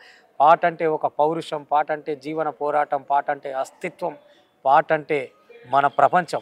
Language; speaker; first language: Telugu; native; Telugu